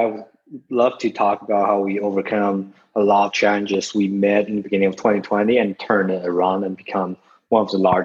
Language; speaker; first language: English; non-native, fluent; Chinese